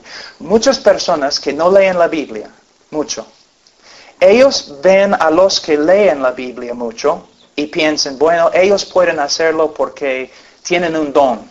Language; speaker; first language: Spanish; non-native, fluent; English